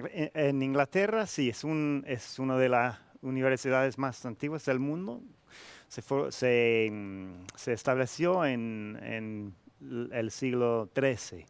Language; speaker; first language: Spanish; non-native, fluent; English